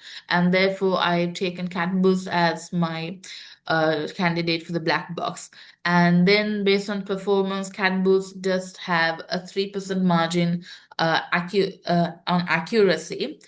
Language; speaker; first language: English; non-native, local second language; Sinhala